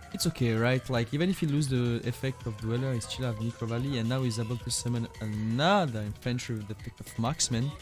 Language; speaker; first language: English; non-native, fluent; French